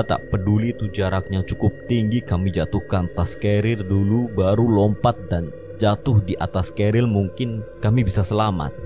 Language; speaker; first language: Indonesian; native; Indonesian